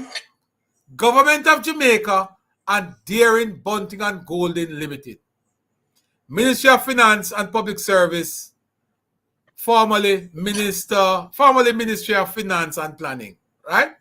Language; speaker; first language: English; native; English